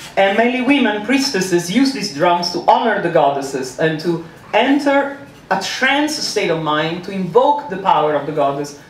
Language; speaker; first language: English; non-native, fluent; Italian